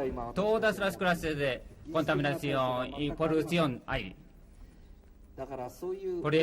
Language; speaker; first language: Spanish; non-native, learner; Japanese